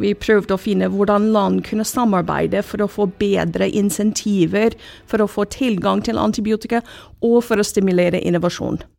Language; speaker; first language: Norwegian; non-native, fluent; English